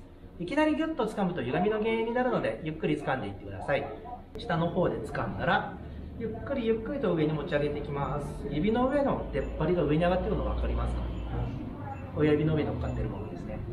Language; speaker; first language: Japanese; native; Japanese